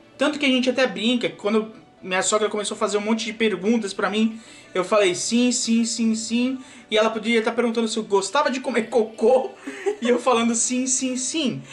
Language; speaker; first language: Portuguese; native; Portuguese